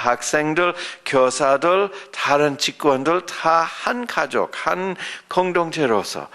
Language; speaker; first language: Korean; early bilingual, other home language; English